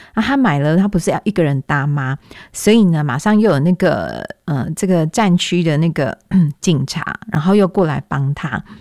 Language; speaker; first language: Chinese; native; Chinese